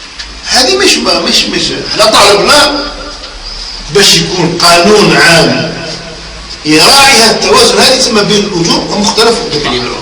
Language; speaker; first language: Arabic; native; Arabic